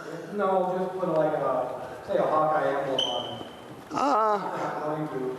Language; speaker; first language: English; native; English